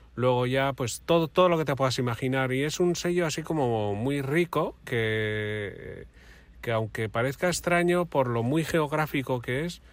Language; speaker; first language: Spanish; native; Spanish